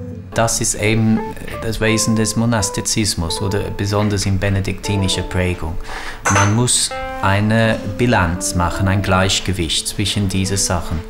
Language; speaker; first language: German; non-native, fluent; English